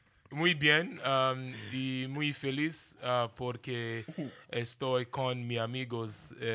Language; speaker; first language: Spanish; non-native, learner; Yoruba